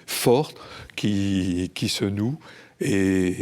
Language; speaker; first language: French; native; French